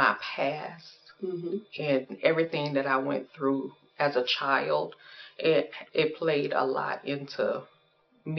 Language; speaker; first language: English; native; English